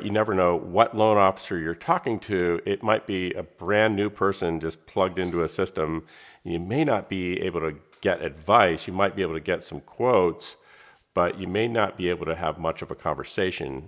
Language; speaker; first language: English; native; English